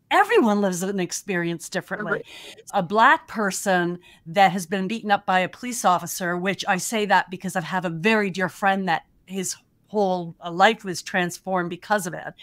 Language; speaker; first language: English; native; English